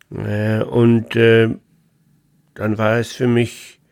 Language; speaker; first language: German; non-native, fluent; Polish